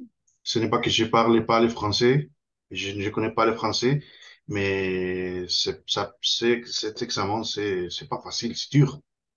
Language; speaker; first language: French; non-native, fluent; Spanish